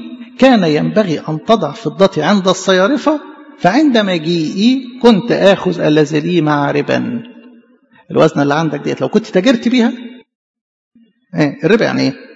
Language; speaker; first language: Arabic; native; Arabic